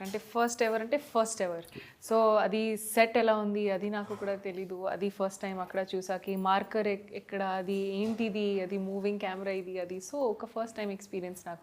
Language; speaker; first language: Telugu; non-native, fluent; Hindi